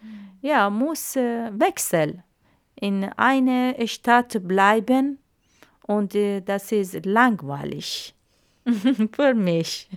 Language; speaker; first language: German; non-native, learner; Arabic